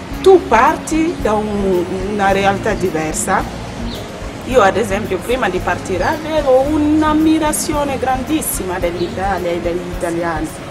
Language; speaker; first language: Italian; non-native, fluent; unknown